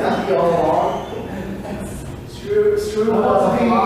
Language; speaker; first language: English; native; English